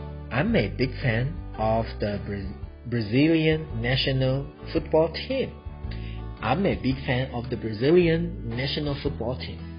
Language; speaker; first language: English; non-native, fluent; Chinese